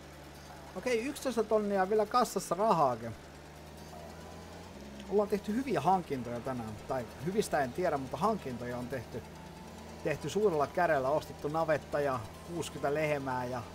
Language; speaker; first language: Finnish; native; Finnish